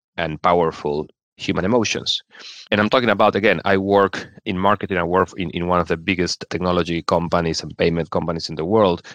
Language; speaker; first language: English; non-native, fluent; Spanish